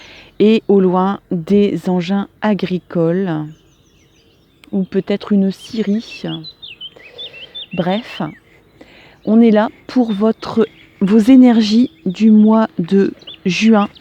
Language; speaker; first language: French; native; French